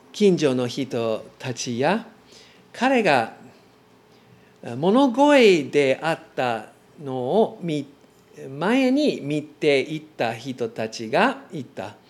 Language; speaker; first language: Japanese; non-native, learner; English